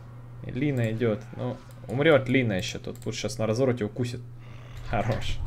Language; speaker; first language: Russian; native; Russian